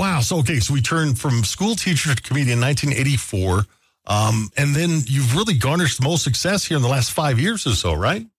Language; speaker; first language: English; native; English